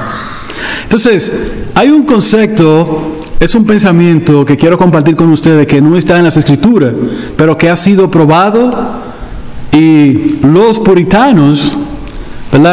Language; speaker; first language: Spanish; native; Spanish